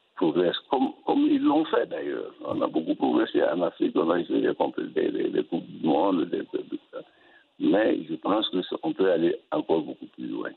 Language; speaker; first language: French; non-native, local second language; Bambara